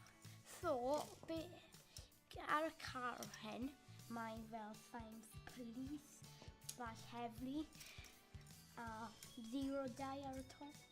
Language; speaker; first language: Welsh; non-native, local second language; English